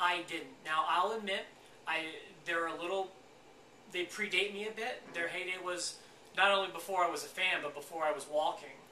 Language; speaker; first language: English; native; English